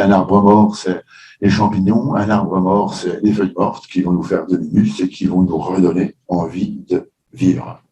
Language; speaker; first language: French; native; French